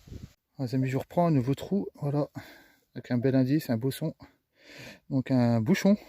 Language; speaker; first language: French; native; French